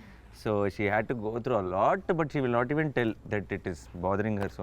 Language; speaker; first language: Telugu; native; Telugu